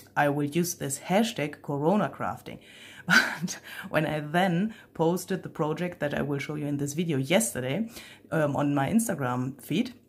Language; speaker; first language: English; non-native, fluent; German